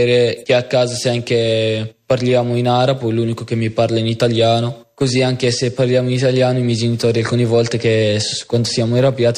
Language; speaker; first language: Italian; non-native, learner; Arabic